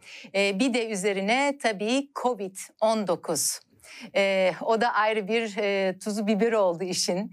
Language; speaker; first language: Turkish; native; Turkish